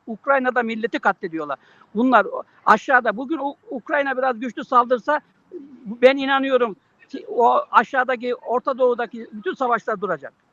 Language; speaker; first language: Turkish; native; Turkish